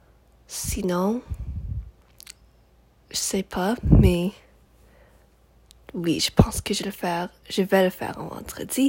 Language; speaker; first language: French; non-native, local second language; English